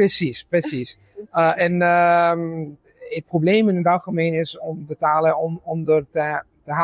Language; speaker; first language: Dutch; non-native, fluent; Italian